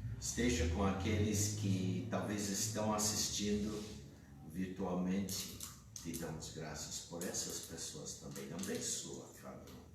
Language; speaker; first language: Portuguese; non-native, fluent; English